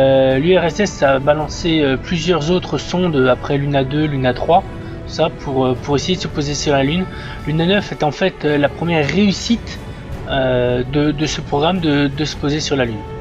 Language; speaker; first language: French; native; French